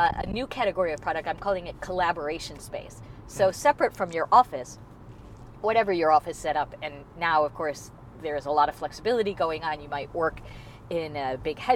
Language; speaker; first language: English; native; English